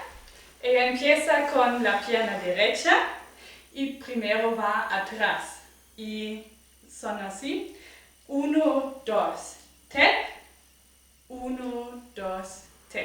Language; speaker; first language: Spanish; non-native, fluent; German